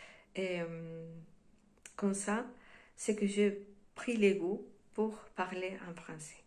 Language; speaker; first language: French; non-native, fluent; Spanish